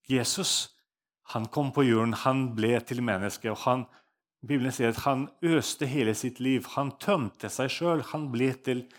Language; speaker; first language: Norwegian; non-native, fluent; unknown